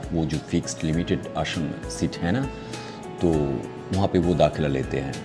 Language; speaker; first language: Urdu; non-native, fluent; Bangla